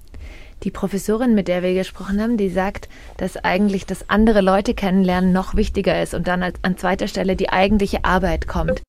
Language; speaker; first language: German; native; German